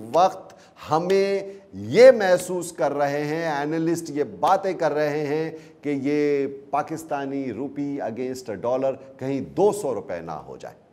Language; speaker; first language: Urdu; native; Urdu